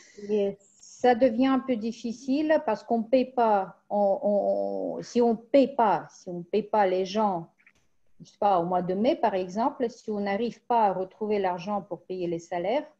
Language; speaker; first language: French; non-native, fluent; Russian